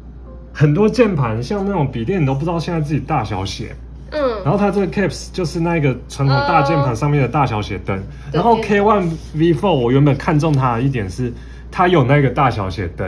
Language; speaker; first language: Chinese; native; Chinese